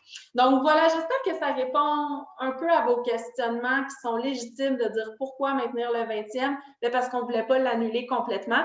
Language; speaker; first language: French; native; French